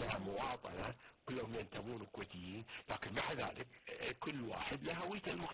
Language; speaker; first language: Arabic; native; Arabic